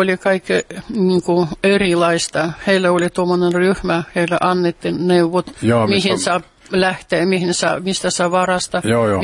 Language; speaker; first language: Finnish; non-native, fluent; Russian